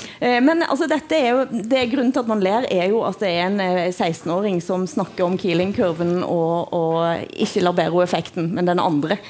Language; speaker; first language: Norwegian; native; Norwegian